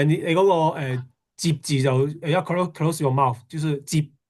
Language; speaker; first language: Chinese; native; Chinese